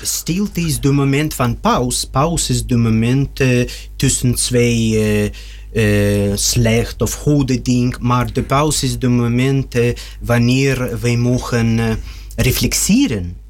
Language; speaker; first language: Dutch; non-native, learner; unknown